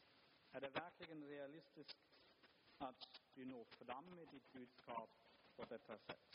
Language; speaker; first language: Swedish; non-native, fluent; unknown